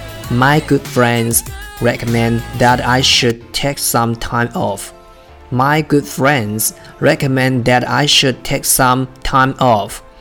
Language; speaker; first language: English; non-native, fluent; Chinese